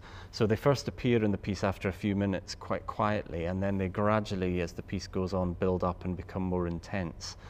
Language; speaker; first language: English; native; English